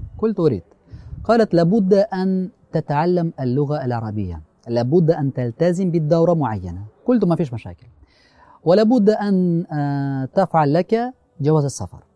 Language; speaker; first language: Arabic; non-native, fluent; Russian